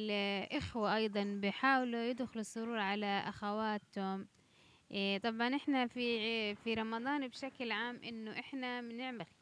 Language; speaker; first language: Arabic; native; Arabic